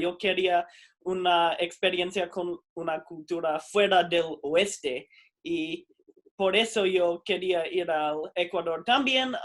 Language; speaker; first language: Spanish; non-native, fluent; English